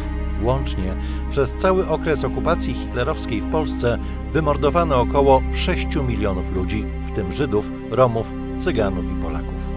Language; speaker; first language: Polish; native; Polish